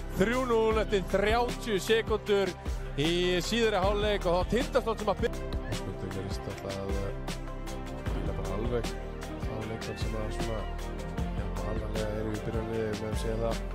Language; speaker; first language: Icelandic; native; Icelandic